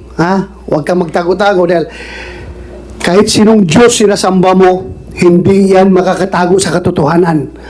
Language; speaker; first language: Filipino; non-native, local second language; Cebuano